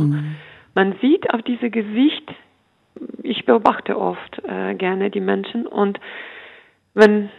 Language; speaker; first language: German; non-native, fluent; Ukrainian